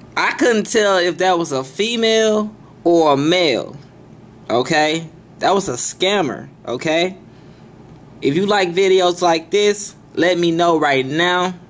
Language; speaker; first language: English; native; English